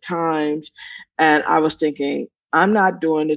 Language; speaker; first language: English; native; English